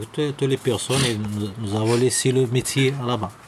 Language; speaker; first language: French; non-native, learner; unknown